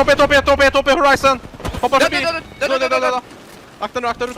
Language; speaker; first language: Swedish; native; Swedish